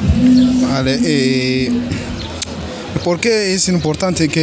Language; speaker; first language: Spanish; non-native, learner; Arabic